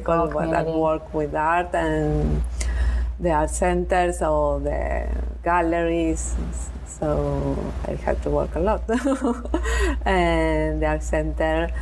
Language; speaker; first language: English; non-native, learner; Spanish